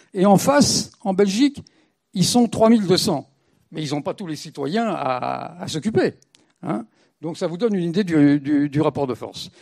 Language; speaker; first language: French; native; French